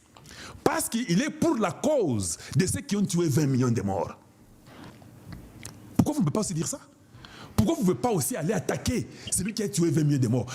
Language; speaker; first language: French; non-native, local second language; Lingala